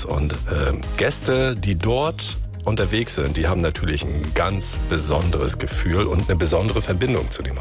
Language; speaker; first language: German; native; German